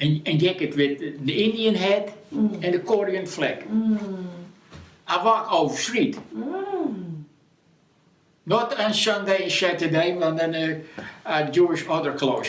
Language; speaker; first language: English; non-native, learner; Dutch